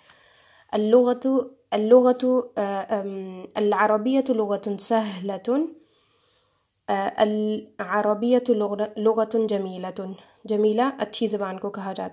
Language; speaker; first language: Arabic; non-native, fluent; Urdu